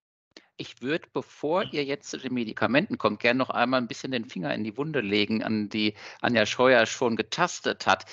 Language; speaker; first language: German; native; German